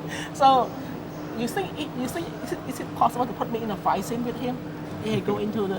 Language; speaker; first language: English; non-native, fluent; Khmer